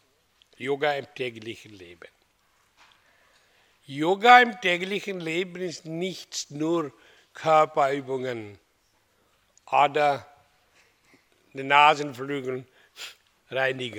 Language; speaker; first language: German; non-native, learner; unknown